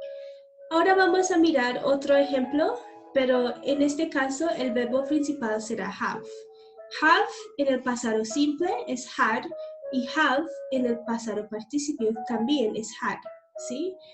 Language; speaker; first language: Spanish; non-native, fluent; English